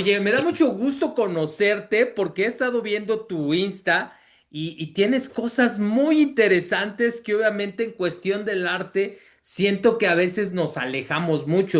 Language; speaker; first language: Spanish; native; Spanish